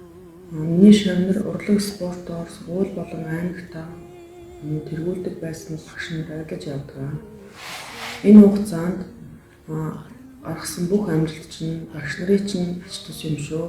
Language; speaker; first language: Mongolian; native; Mongolian